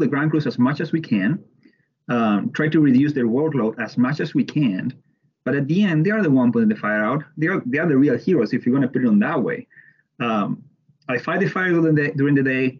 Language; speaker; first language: English; non-native, fluent; Spanish